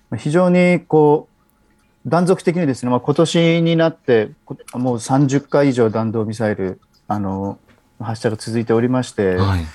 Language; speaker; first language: Japanese; native; Japanese